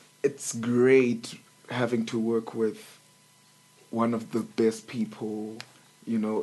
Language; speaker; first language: English; non-native, local second language; Xhosa